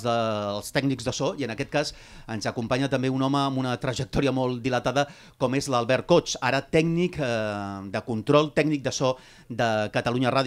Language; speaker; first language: Catalan; native; Catalan